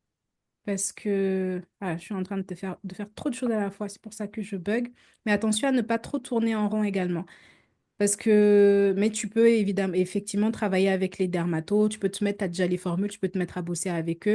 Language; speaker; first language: French; native; French